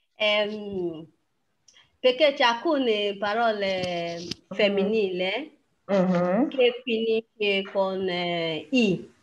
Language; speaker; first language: Italian; non-native, fluent; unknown